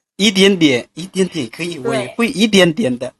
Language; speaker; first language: Chinese; non-native, learner; Thai